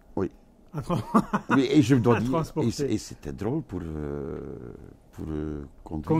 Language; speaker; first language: French; non-native, local second language; Dutch